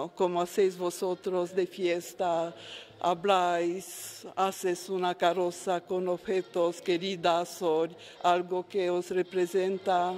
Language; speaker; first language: Spanish; non-native, fluent; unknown